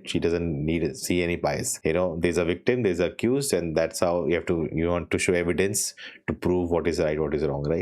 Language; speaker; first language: English; non-native, local second language; Hindi